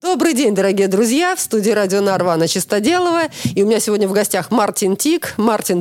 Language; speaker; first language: Russian; native; Russian